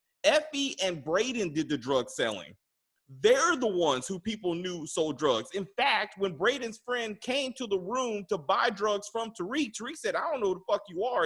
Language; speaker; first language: English; native; English